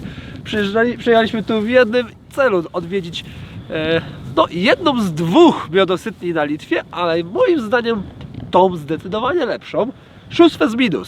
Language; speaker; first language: Polish; native; Polish